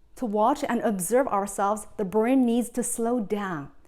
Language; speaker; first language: English; non-native, fluent; Chinese